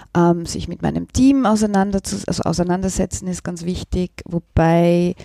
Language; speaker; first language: German; native; German